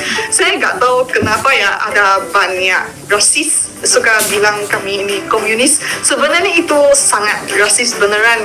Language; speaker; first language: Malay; non-native, local second language; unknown